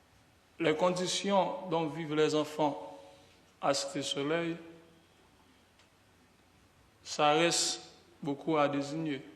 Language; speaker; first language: French; non-native, local second language; Haitian Creole